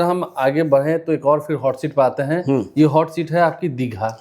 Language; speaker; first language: Hindi; native; Hindi